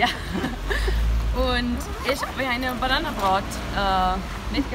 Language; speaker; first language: German; non-native, learner; Spanish